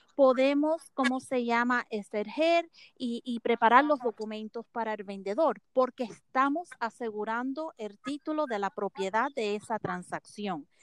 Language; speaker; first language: Spanish; early bilingual, heritage; Spanish